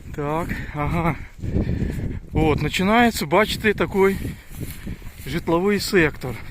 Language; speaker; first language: Ukrainian; non-native, local second language; Russian